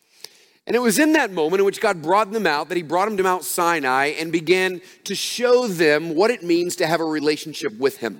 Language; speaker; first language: English; native; English